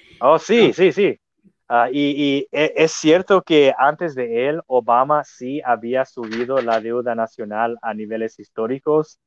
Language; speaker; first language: Spanish; non-native, fluent; English